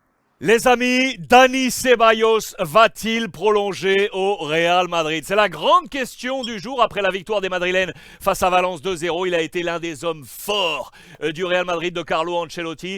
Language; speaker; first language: French; native; French